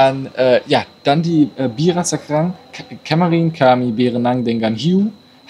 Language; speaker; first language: Indonesian; non-native, learner; German